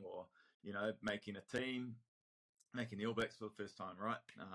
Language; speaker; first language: English; native; English